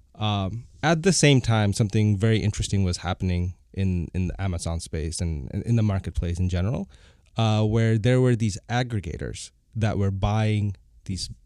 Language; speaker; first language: English; non-native, fluent; Bangla